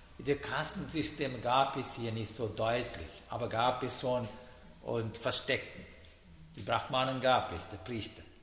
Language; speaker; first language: German; non-native, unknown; Sinhala